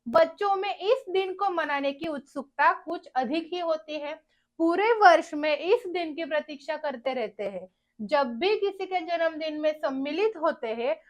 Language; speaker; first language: Hindi; non-native, local second language; Marathi